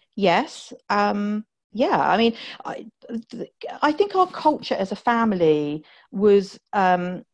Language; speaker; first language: English; native; English